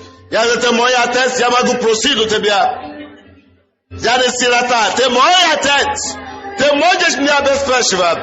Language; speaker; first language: Russian; non-native, fluent; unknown